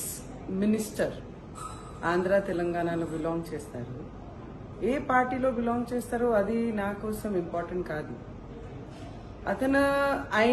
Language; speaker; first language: Telugu; non-native, fluent; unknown